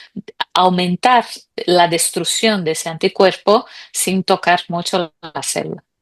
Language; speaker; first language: Spanish; native; Spanish